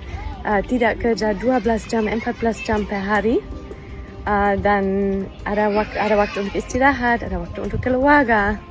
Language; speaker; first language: Indonesian; non-native, fluent; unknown